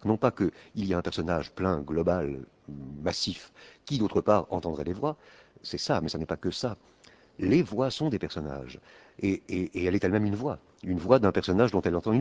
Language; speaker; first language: French; native; French